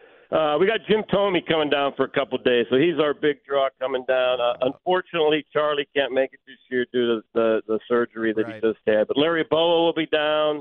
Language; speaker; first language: English; native; English